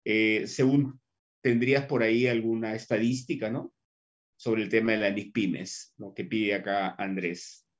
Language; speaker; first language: Spanish; native; Spanish